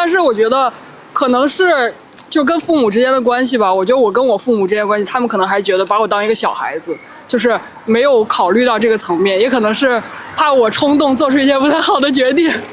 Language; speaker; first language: Chinese; native; Chinese